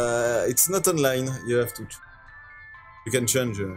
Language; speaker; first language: English; non-native, learner; French